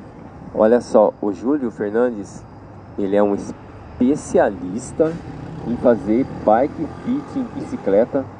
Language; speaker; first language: Portuguese; native; Portuguese